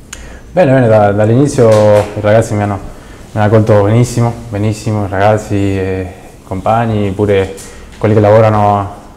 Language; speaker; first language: Italian; non-native, fluent; Spanish